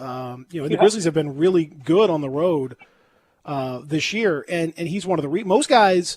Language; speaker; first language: English; native; English